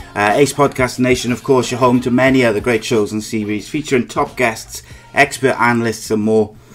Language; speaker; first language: English; native; English